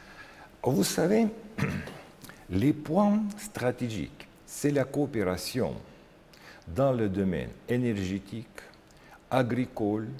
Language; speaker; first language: French; non-native, learner; Russian